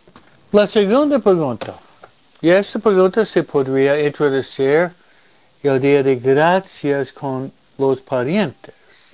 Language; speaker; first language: Spanish; non-native, fluent; English